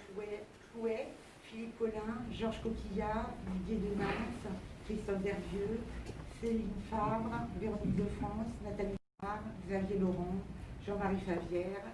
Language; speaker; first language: French; native; French